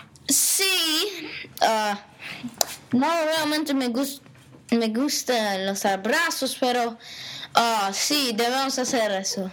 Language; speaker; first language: Spanish; non-native, learner; English